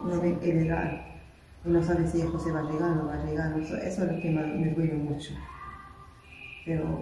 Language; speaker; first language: Spanish; non-native, local second language; Arabic